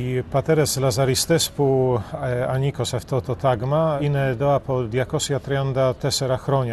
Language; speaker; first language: Greek; non-native, fluent; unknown